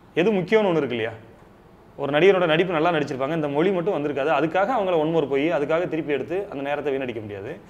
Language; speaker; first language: Tamil; native; Tamil